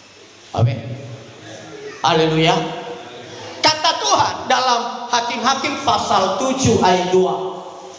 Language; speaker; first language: Indonesian; native; Indonesian